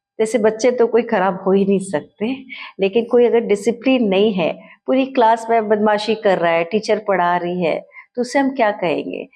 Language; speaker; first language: Hindi; native; Hindi